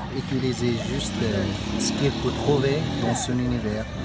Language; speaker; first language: French; non-native, local second language; Arabic